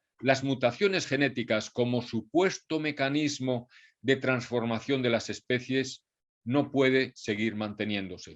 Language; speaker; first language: Spanish; native; Spanish